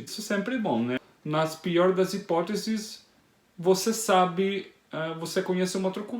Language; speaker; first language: Portuguese; non-native, fluent; Italian